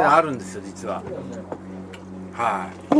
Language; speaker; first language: Japanese; native; Japanese